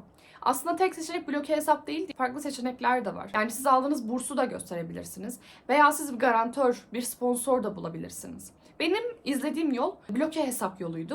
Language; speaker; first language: Turkish; native; Turkish